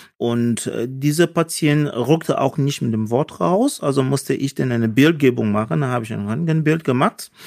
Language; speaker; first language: German; non-native, fluent; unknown